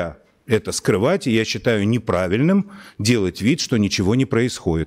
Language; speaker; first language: Russian; native; Russian